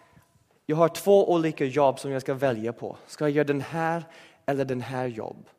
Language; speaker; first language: Swedish; non-native, fluent; English